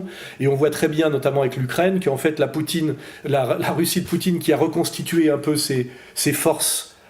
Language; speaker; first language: French; native; French